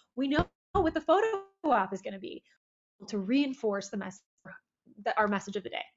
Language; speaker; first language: English; native; English